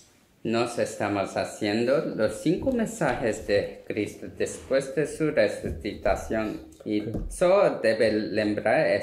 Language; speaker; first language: Spanish; non-native, learner; Korean